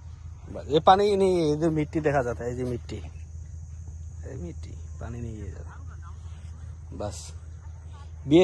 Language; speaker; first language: Hindi; non-native, learner; Bangla